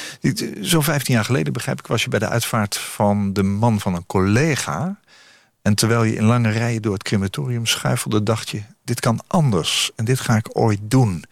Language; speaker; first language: Dutch; native; Dutch